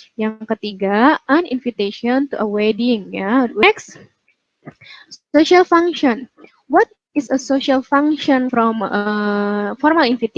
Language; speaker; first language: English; non-native, fluent; Indonesian